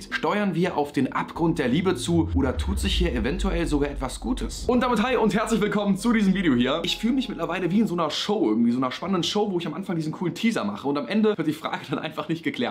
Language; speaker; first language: German; native; German